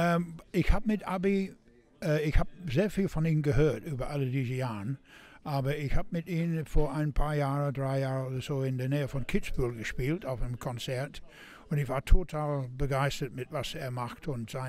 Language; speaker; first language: German; non-native, fluent; English